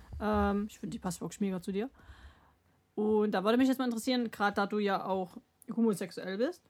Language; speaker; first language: German; native; German